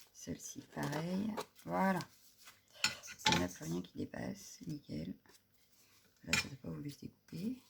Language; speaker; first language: French; native; French